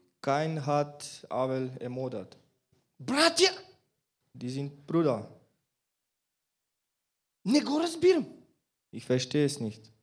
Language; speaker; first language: German; non-native, learner; Bulgarian